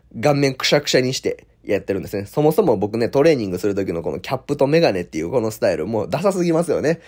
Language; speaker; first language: Japanese; native; Japanese